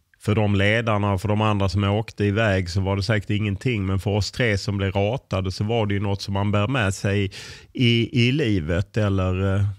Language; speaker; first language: Swedish; native; Swedish